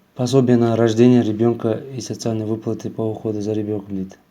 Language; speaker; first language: Russian; non-native, local second language; Kazakh